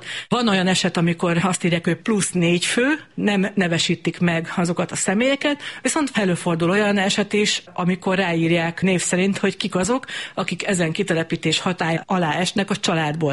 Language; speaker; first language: Hungarian; native; Hungarian